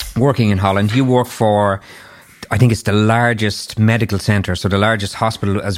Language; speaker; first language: English; native; English